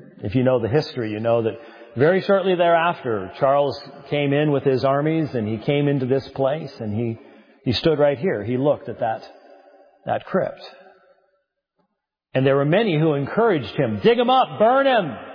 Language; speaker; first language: English; native; English